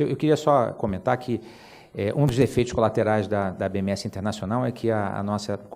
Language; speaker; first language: Portuguese; native; Portuguese